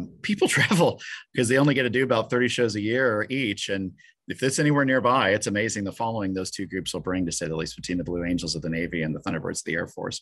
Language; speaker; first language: English; native; English